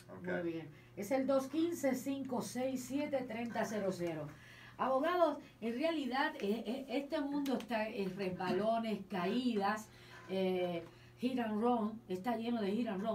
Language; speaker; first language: Spanish; native; Spanish